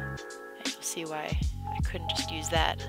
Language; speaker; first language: English; native; English